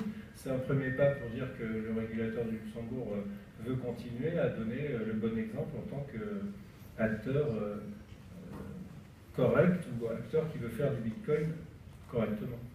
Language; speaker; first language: French; native; French